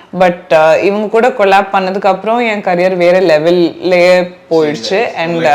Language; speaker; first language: Tamil; non-native, learner; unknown